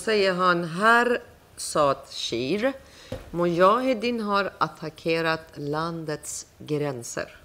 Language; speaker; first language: Swedish; non-native, fluent; Persian